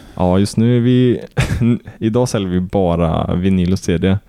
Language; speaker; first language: Swedish; native; Swedish